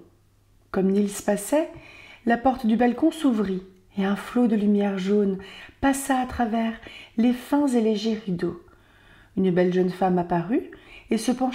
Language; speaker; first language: French; native; French